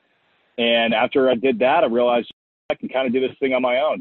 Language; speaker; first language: English; native; English